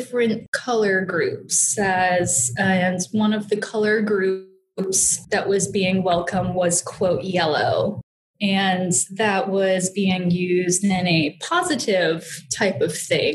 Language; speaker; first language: English; native; English